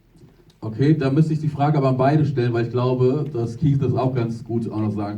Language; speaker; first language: German; native; German